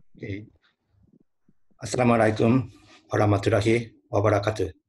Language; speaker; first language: Indonesian; non-native, learner; Japanese